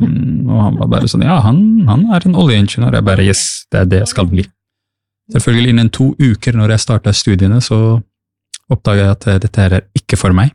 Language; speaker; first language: Norwegian; early bilingual, other home language; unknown